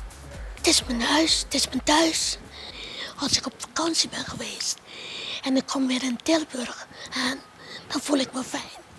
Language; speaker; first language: Dutch; non-native, local second language; Papiamento